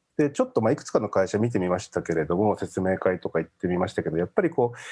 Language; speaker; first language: Japanese; native; Japanese